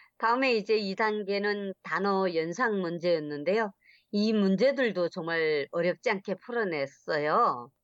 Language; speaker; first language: Korean; native; Korean